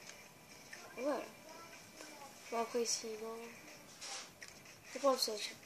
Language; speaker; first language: French; native; French